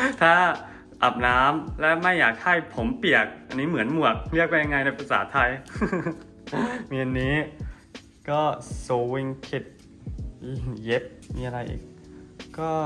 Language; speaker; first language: Thai; non-native, fluent; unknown